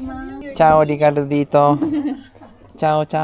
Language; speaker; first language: Spanish; non-native, learner; Japanese